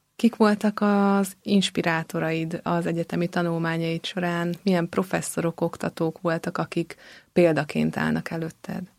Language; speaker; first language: Hungarian; native; Hungarian